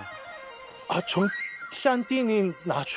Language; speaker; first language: Chinese; non-native, learner; Korean